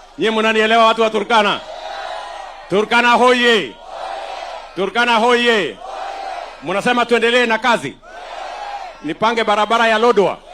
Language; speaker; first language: Swahili; non-native, local second language; Kalenjin